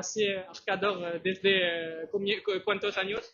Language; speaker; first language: Spanish; non-native, learner; French